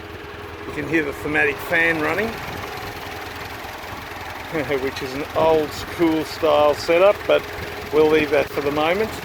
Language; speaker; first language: English; native; English